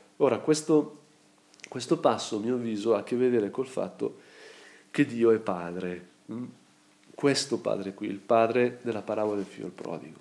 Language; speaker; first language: Italian; native; Italian